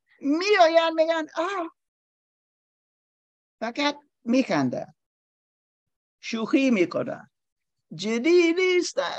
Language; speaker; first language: Persian; non-native, learner; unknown